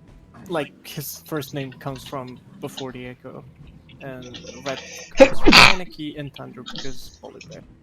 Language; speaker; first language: English; native; English